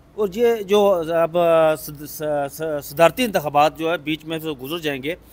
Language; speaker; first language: Urdu; native; Urdu